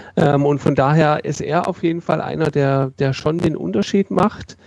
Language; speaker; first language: German; native; German